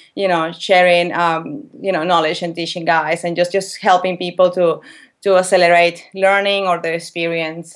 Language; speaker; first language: English; non-native, fluent; Spanish